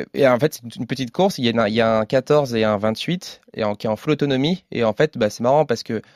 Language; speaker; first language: French; native; French